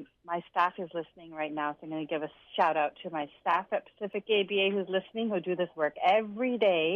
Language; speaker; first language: English; early bilingual, other home language; Punjabi